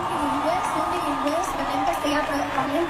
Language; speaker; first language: Catalan; non-native, local second language; Spanish